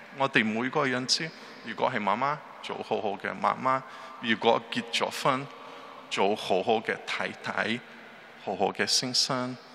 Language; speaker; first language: Chinese; non-native, learner; Portuguese